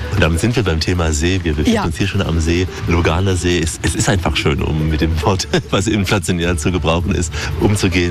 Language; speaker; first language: German; native; German